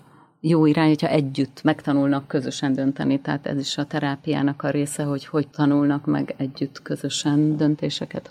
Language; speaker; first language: Hungarian; native; Hungarian